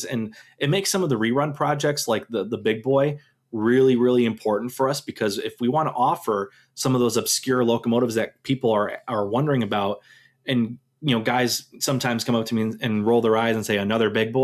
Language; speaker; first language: English; native; English